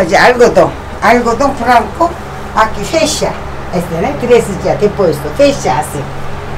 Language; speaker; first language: Portuguese; non-native, local second language; Korean